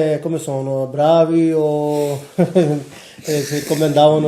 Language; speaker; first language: Italian; non-native, learner; Urdu